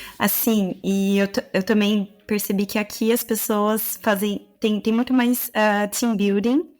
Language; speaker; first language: Portuguese; native; Portuguese